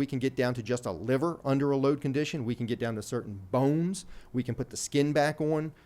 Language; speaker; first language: English; native; English